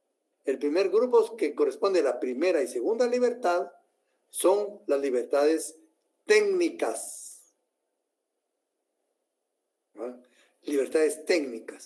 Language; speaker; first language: Spanish; native; Spanish